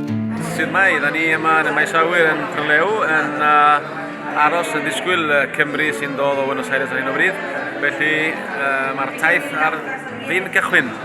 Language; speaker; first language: Welsh; early bilingual, heritage; Welsh